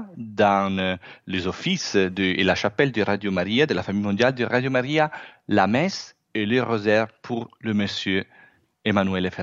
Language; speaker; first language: French; non-native, fluent; Italian